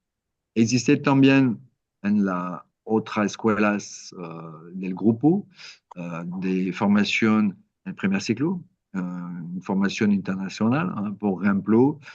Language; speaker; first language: Spanish; non-native, learner; French